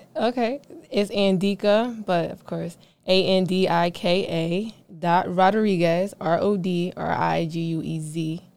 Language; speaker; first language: English; native; English